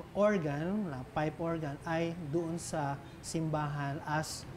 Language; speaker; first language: Filipino; native; Filipino